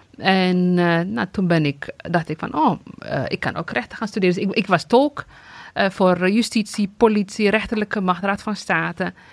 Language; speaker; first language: Dutch; non-native, fluent; Tigrinya